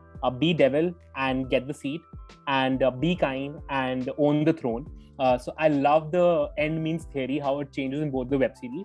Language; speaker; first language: English; non-native, local second language; Hindi